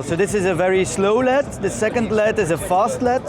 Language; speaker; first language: English; non-native, fluent; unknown